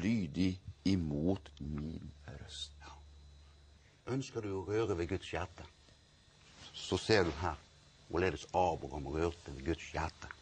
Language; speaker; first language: Norwegian; native; Norwegian